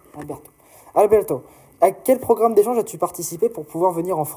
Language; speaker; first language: French; native; French